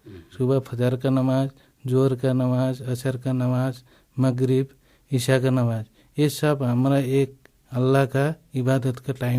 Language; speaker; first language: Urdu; non-native, learner; Nepali